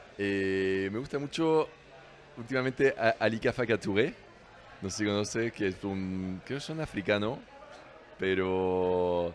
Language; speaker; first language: Spanish; non-native, fluent; French